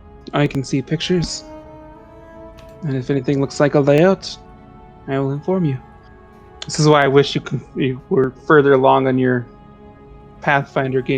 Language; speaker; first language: English; native; English